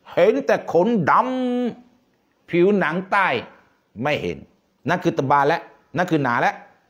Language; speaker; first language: Thai; non-native, local second language; Pattani Malay